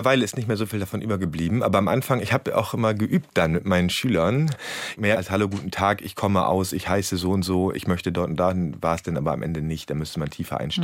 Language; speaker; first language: German; native; German